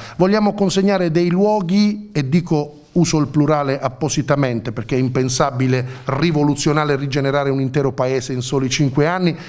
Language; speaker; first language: Italian; native; Italian